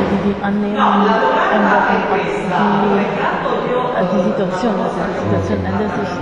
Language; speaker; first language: German; non-native, fluent; Italian